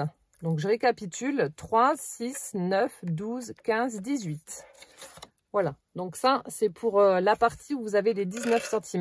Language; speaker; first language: French; native; French